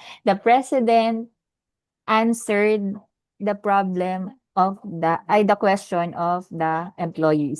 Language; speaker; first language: English; non-native, local second language; Filipino